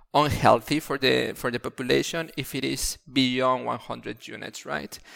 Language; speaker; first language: English; non-native, fluent; Spanish